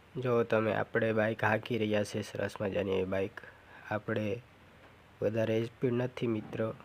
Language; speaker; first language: Gujarati; non-native, local second language; Bhili